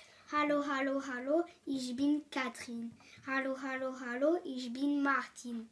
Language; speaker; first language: German; non-native, learner; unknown